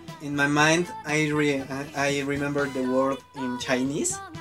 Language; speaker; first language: English; non-native, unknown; Spanish